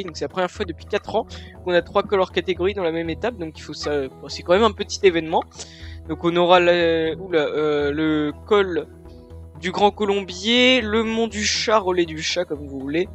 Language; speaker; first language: French; native; French